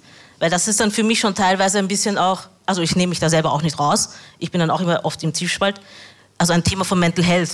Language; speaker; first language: German; early bilingual, other home language; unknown